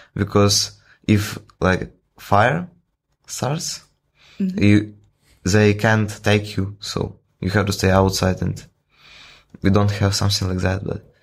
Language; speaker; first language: English; non-native, fluent; Ukrainian